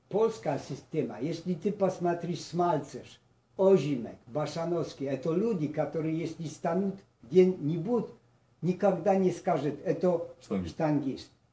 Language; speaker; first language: Russian; non-native, learner; Polish